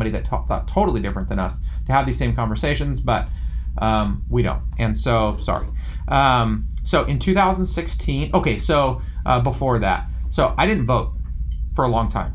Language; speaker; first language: English; native; English